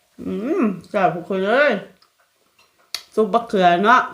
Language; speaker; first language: Thai; non-native, local second language; Lao